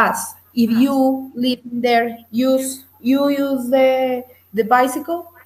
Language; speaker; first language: English; non-native, learner; Spanish